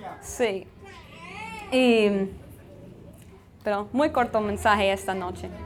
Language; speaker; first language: Spanish; non-native, learner; English